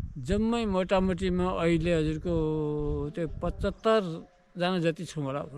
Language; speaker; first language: Nepali; native; Nepali